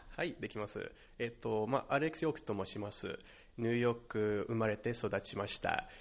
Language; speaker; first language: Japanese; non-native, fluent; English